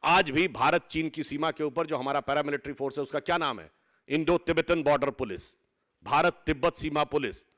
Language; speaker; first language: Hindi; native; Hindi